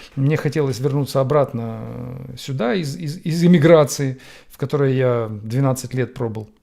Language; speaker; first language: Russian; native; Russian